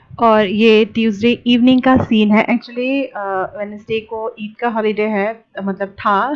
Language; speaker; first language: Hindi; non-native, local second language; Assamese